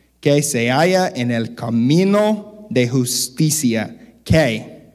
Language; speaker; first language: Spanish; non-native, learner; English